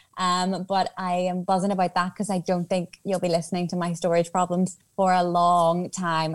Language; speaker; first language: English; native; English